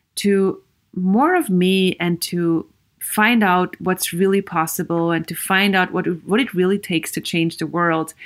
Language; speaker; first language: English; non-native, fluent; German